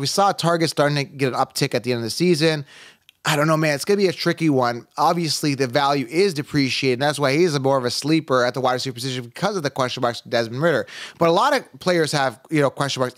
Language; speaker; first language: English; native; English